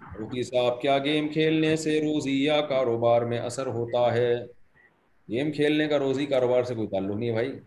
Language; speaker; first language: Urdu; native; Urdu